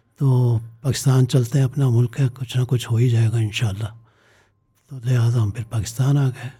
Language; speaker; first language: Urdu; native; Urdu